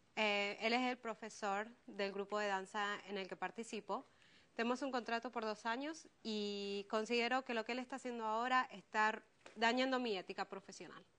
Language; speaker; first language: Spanish; native; Spanish